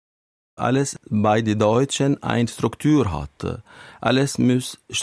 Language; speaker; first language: German; non-native, learner; Arabic